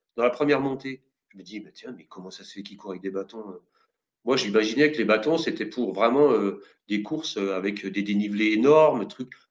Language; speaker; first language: French; native; French